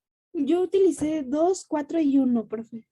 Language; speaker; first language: Spanish; native; Spanish